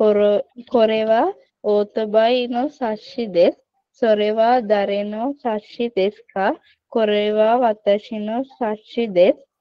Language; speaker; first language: Japanese; non-native, learner; Sinhala